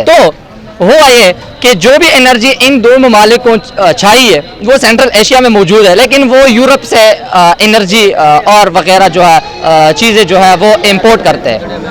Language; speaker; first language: Hindi; non-native, local second language; Pashto